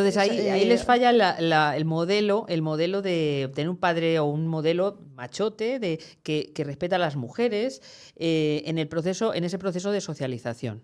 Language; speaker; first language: Spanish; native; Spanish